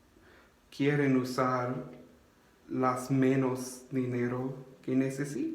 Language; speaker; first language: Spanish; non-native, learner; English